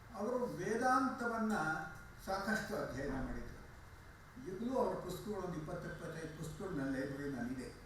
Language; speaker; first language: Kannada; non-native, local second language; Telugu